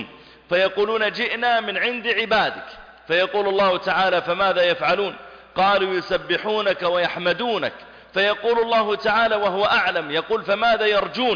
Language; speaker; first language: Arabic; native; Arabic